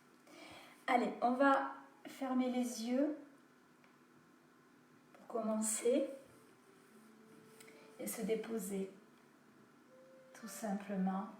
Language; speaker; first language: French; native; French